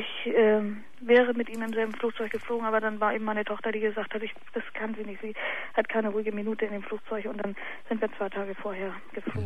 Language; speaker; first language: German; native; German